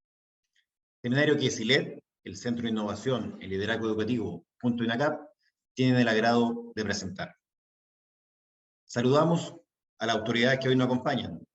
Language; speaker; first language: Spanish; native; Spanish